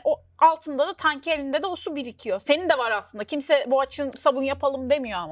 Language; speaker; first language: Turkish; native; Turkish